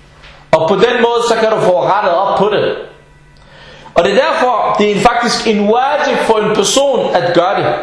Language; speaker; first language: Danish; early bilingual, other home language; Arabic